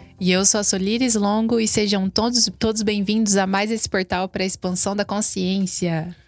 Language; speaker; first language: Portuguese; native; Portuguese